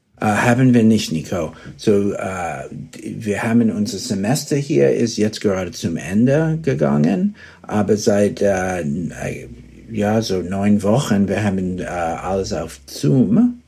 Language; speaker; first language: German; early bilingual, heritage; German